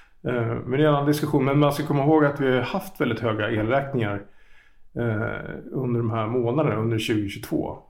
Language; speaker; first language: Swedish; native; Swedish